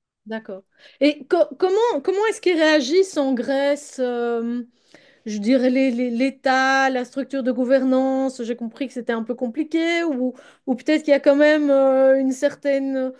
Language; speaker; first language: French; native; French